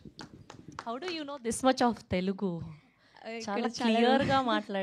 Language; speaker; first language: Telugu; native; Telugu